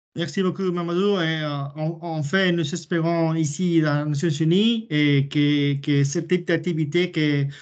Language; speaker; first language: French; non-native, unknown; Spanish